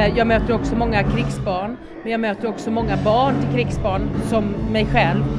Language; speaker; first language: Swedish; native; Swedish